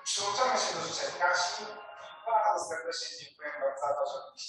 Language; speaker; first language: Polish; native; Polish